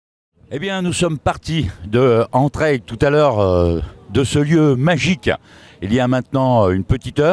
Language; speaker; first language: French; native; French